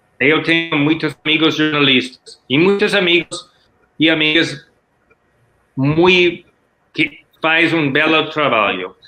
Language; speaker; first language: Portuguese; non-native, learner; English